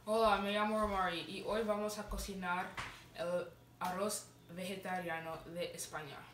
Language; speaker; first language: Spanish; non-native, learner; English